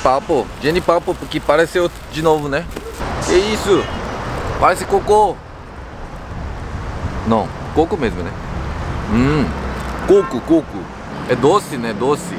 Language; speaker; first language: Portuguese; non-native, learner; Korean